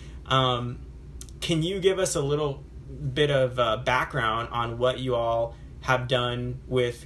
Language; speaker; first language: English; native; English